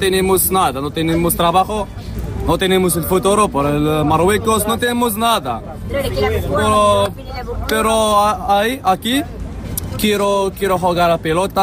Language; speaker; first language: Spanish; non-native, learner; Arabic